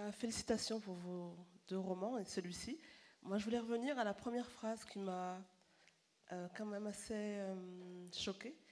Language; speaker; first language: French; non-native, fluent; Spanish